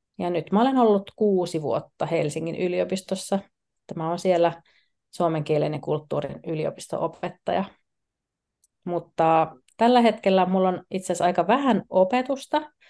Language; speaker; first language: Finnish; native; Finnish